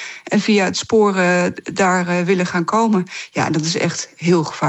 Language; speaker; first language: Dutch; native; Dutch